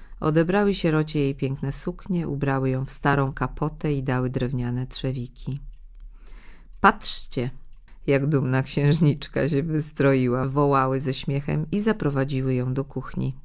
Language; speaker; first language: Polish; native; Polish